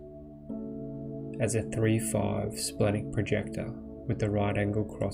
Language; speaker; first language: English; native; English